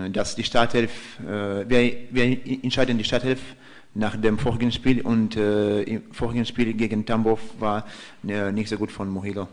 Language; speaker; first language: German; non-native, fluent; Russian